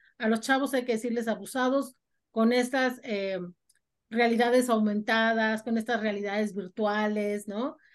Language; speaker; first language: Spanish; native; Spanish